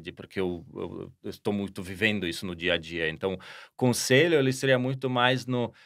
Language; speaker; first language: Portuguese; non-native, fluent; Slovak